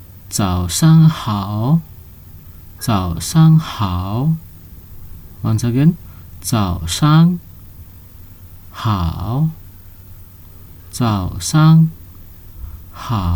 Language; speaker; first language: Chinese; non-native, fluent; Nepali